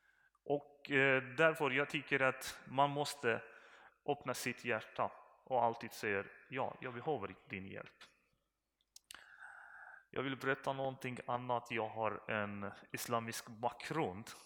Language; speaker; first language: Swedish; non-native, learner; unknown